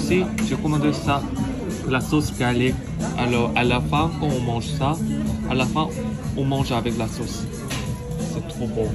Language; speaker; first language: French; non-native, learner; Korean